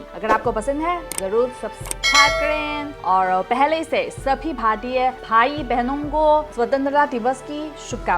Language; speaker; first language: Hindi; non-native, fluent; Chinese